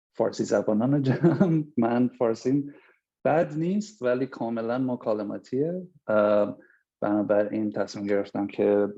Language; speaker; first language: Persian; early bilingual, heritage; Persian